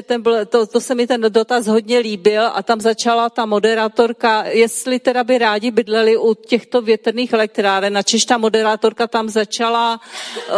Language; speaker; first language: Czech; native; Czech